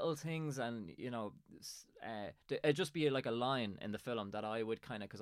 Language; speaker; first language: English; native; English